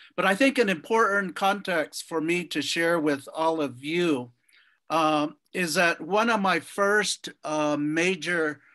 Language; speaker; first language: English; native; English